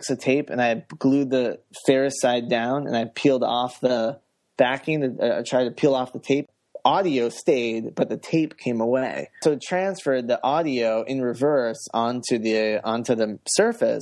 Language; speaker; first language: English; native; English